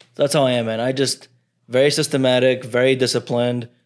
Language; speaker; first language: English; early bilingual, other home language; Arabic